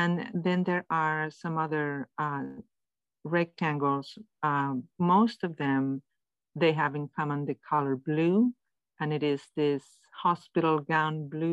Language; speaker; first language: English; non-native, fluent; Spanish